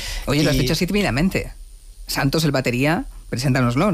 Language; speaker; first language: Spanish; native; Spanish